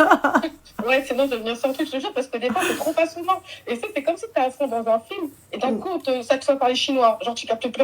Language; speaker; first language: French; native; French